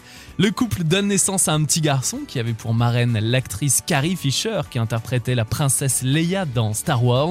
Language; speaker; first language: French; native; French